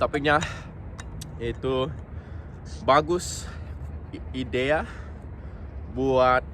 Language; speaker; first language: Indonesian; non-native, local second language; English